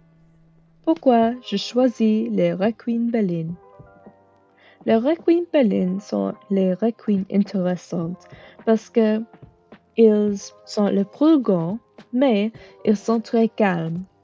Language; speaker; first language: French; non-native, learner; English